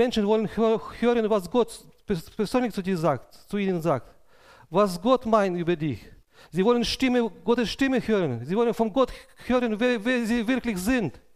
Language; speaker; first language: German; non-native, fluent; Russian